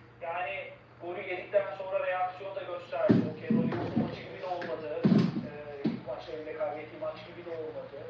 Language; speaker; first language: Turkish; native; Turkish